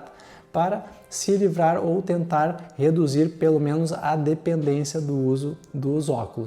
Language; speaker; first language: Portuguese; native; Portuguese